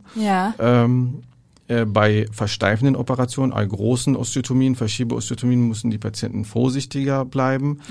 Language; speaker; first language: German; non-native, fluent; Arabic